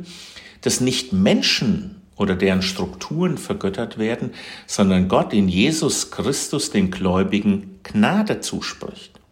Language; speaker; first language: German; native; German